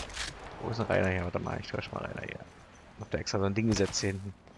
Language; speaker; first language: German; native; German